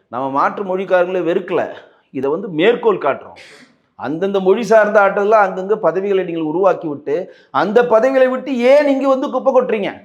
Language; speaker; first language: Tamil; native; Tamil